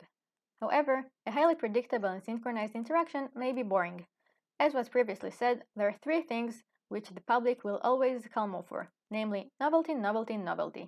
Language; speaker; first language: English; non-native, fluent; Hebrew